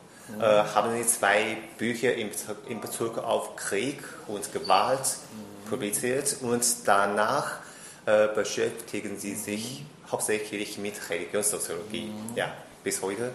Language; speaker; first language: German; non-native, fluent; Chinese